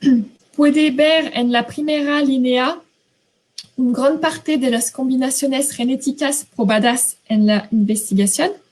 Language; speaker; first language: Spanish; non-native, fluent; French